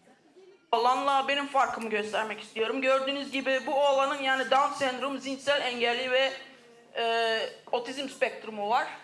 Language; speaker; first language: Turkish; early bilingual, heritage; Turkish